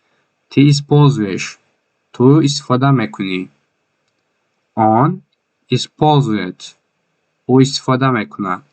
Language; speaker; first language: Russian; non-native, fluent; Tajik